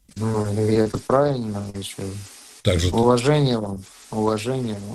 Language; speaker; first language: Russian; native; Russian